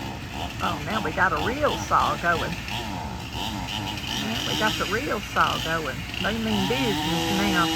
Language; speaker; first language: English; native; English